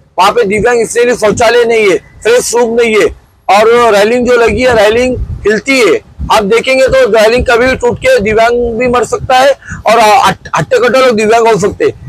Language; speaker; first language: Hindi; non-native, local second language; Urdu